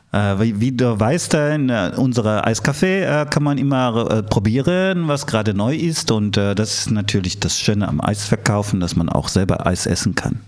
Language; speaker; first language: German; early bilingual, other home language; Italian